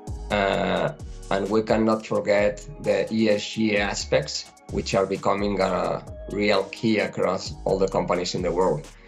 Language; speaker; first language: English; non-native, fluent; Spanish